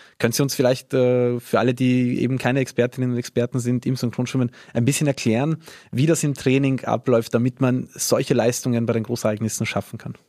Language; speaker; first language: German; native; German